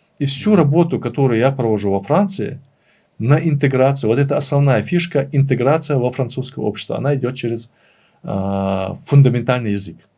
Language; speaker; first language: Russian; non-native, local second language; Chechen